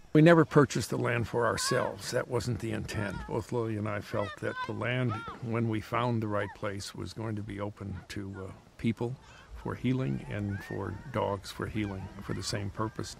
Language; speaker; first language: English; native; English